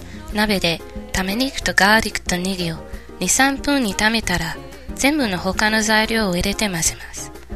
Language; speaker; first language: Japanese; non-native, learner; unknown